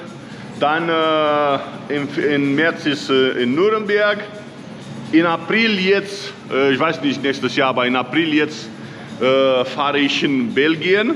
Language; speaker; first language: German; non-native, learner; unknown